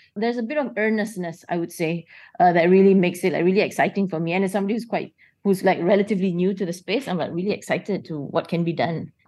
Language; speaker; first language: English; non-native, local second language; Malay